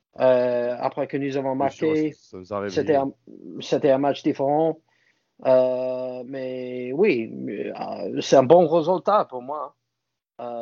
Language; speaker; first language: French; non-native, fluent; English